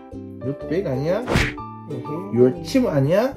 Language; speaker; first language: Korean; native; Korean